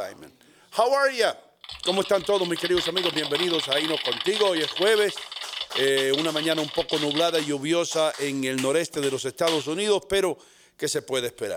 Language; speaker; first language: Spanish; native; Spanish